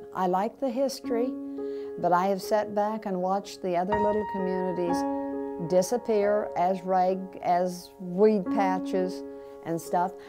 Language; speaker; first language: English; native; English